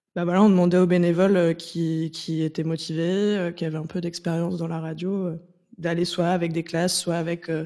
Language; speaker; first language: French; native; French